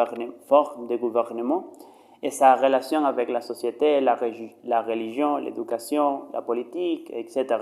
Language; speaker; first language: French; non-native, learner; Spanish